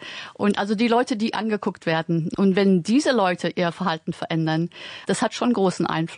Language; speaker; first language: German; native; German